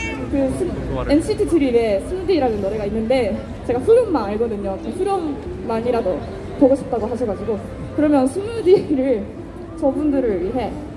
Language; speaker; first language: Korean; non-native, fluent; Japanese